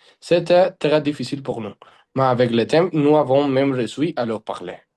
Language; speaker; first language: French; non-native, learner; Spanish